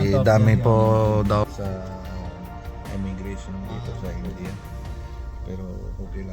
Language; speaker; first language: Filipino; non-native, learner; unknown